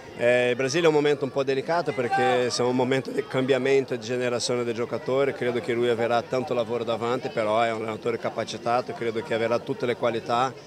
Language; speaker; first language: Italian; non-native, fluent; Portuguese